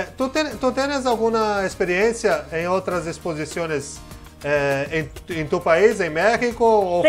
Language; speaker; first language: Spanish; non-native, learner; Portuguese